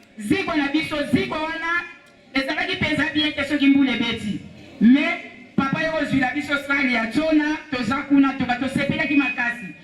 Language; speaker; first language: Lingala; non-native, local second language; Kongo